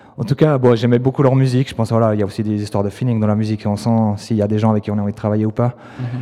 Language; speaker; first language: French; native; French